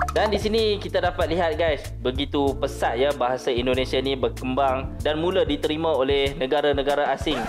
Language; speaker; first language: Malay; native; Malay